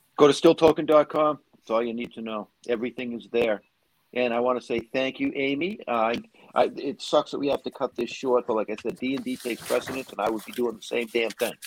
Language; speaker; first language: English; native; English